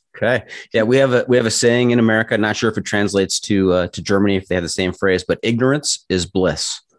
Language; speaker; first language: English; native; English